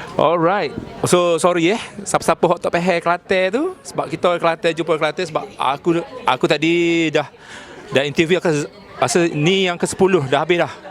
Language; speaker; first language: Malay; native; Malay